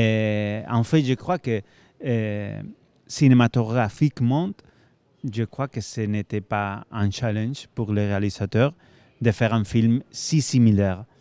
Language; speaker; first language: French; non-native, fluent; Spanish